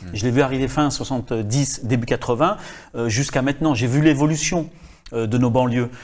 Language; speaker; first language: French; native; French